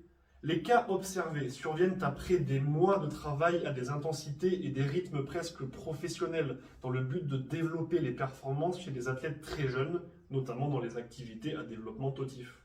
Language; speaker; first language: French; native; French